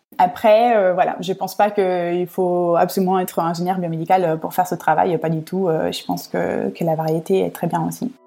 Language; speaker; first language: French; non-native, fluent; Italian